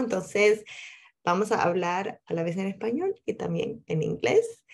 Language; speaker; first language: Spanish; early bilingual, heritage; Spanish